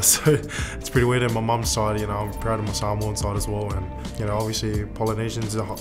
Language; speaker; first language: English; native; English